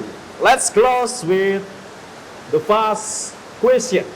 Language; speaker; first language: English; non-native, learner; Indonesian